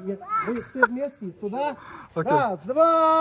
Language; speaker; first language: Russian; non-native, fluent; Arabic